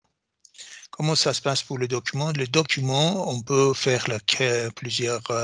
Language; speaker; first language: French; non-native, fluent; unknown